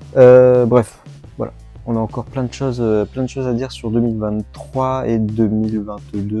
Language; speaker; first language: French; native; French